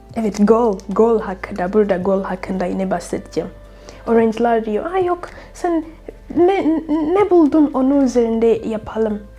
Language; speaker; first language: Turkish; non-native, fluent; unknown